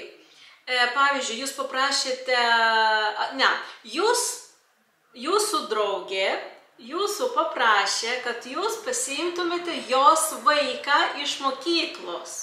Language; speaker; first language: Lithuanian; non-native, local second language; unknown